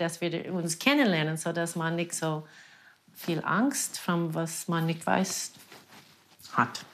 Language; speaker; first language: German; non-native, fluent; English